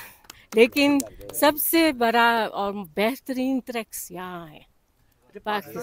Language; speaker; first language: Hindi; early bilingual, heritage; Hindi